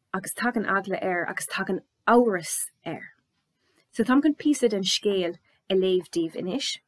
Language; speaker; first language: Irish; native; Irish